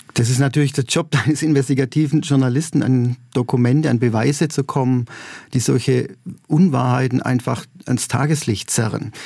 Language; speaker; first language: German; native; German